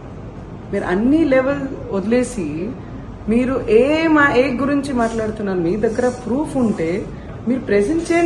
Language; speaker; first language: Telugu; non-native, learner; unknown